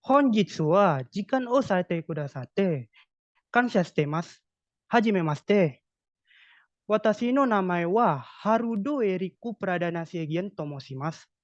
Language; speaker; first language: Japanese; non-native, learner; Indonesian